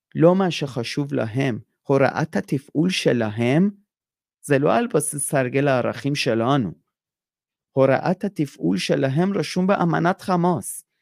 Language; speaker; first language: Hebrew; non-native, fluent; Persian